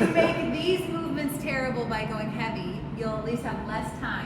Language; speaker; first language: English; native; English